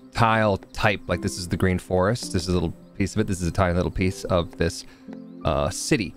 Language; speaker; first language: English; native; English